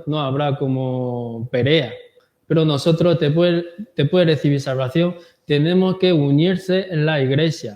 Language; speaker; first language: Spanish; non-native, learner; Korean